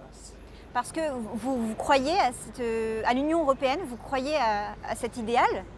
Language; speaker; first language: French; native; French